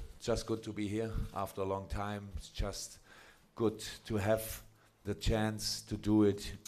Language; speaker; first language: English; non-native, fluent; German